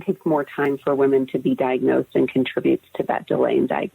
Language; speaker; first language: English; native; English